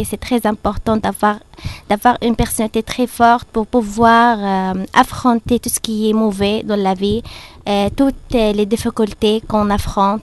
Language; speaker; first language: French; non-native, fluent; Arabic